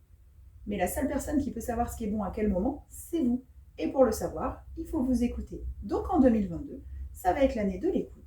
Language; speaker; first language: French; native; French